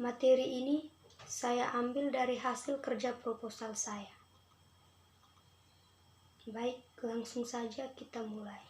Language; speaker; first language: Indonesian; non-native, local second language; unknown